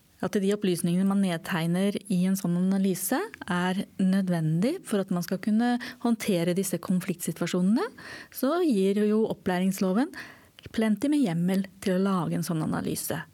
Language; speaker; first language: Norwegian; native; Norwegian